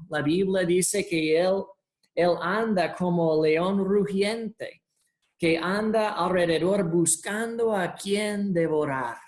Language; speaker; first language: Spanish; non-native, fluent; English